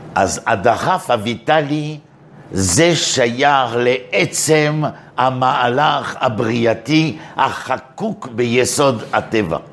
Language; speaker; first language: Hebrew; non-native, fluent; French